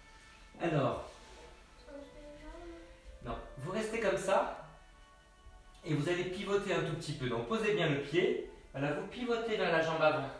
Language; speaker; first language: French; native; French